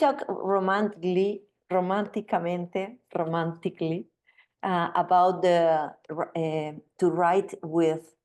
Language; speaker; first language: English; non-native, learner; Spanish